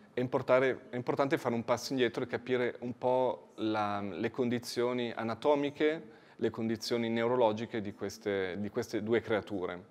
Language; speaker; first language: Italian; native; Italian